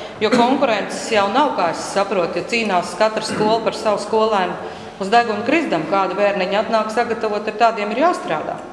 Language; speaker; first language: Latvian; native; Latvian